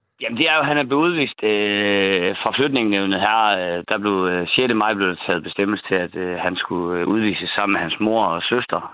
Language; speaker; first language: Danish; native; Danish